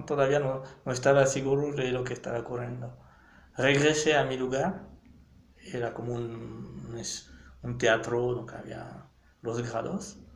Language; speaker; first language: Spanish; non-native, fluent; French